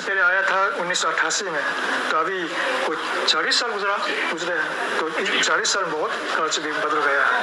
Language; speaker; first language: Hindi; non-native, fluent; Japanese